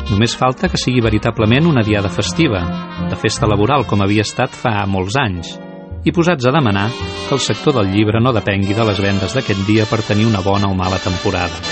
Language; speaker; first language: Catalan; native; Catalan